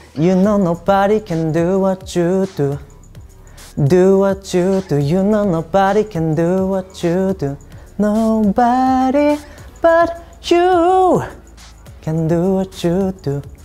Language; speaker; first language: English; early bilingual, other home language; Korean